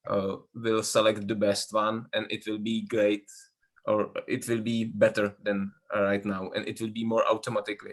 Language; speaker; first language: English; non-native, learner; Czech